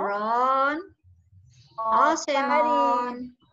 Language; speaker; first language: Persian; non-native, learner; Indonesian